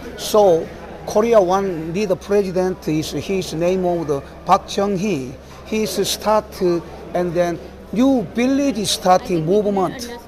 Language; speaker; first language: English; non-native, learner; Korean